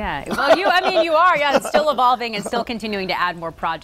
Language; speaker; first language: English; native; English